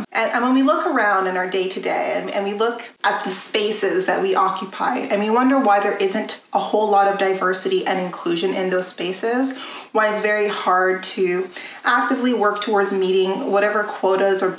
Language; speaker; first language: English; native; English